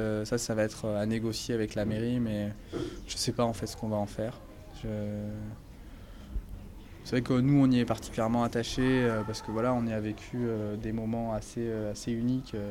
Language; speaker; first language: French; native; French